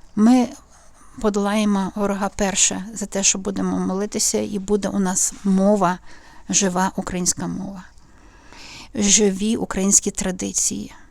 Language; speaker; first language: Ukrainian; native; Ukrainian